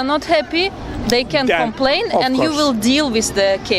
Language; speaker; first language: English; non-native, fluent; Russian